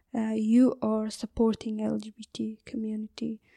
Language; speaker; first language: English; non-native, learner; Persian